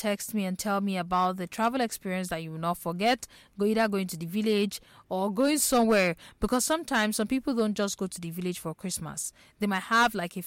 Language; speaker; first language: English; non-native, local second language; Igbo